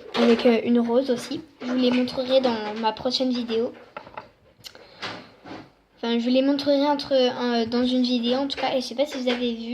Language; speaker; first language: French; native; French